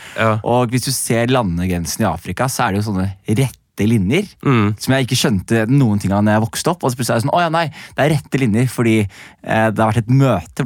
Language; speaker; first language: Norwegian; early bilingual, other home language; Somali